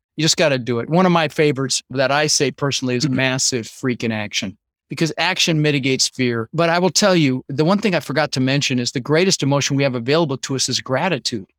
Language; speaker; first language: English; early bilingual, other home language; Dutch